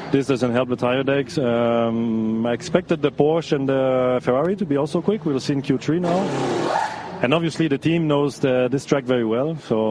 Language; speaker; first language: English; non-native, fluent; French